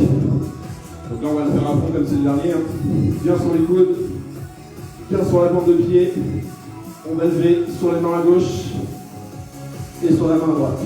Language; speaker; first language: French; native; French